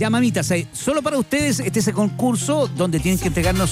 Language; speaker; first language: Spanish; native; Spanish